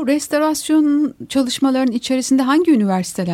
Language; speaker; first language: Turkish; native; Turkish